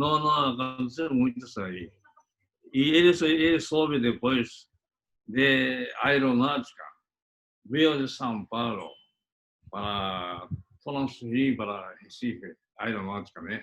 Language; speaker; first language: Portuguese; early bilingual, other home language; Japanese